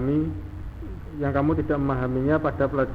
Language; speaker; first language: Indonesian; native; Indonesian